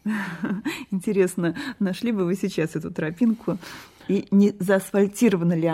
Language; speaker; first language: Russian; native; Russian